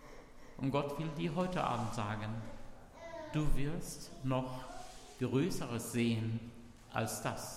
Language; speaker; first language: German; non-native, fluent; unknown